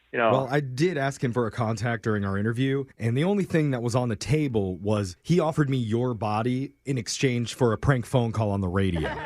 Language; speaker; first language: English; native; English